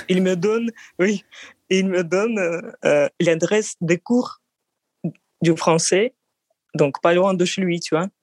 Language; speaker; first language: French; non-native, fluent; Russian